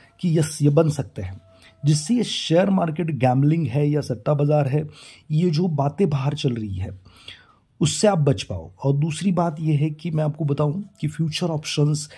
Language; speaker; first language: Hindi; non-native, local second language; Marathi